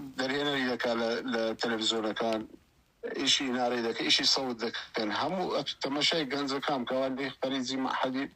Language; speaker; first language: Central Kurdish; native; Central Kurdish